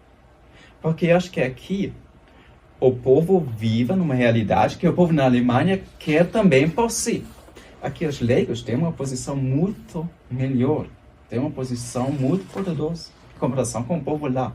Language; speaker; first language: Portuguese; non-native, fluent; German